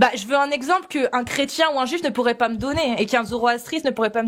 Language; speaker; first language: French; native; French